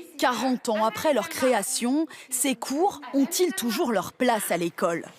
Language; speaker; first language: French; native; French